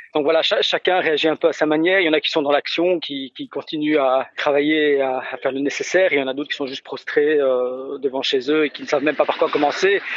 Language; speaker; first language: French; native; French